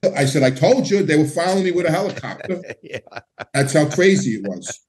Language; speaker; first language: English; native; English